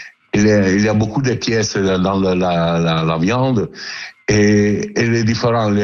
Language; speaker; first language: French; non-native, learner; Italian